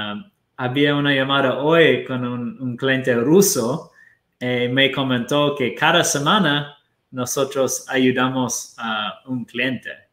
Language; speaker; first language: Spanish; non-native, fluent; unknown